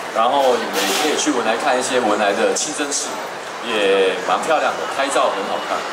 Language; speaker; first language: Chinese; early bilingual, heritage; Chinese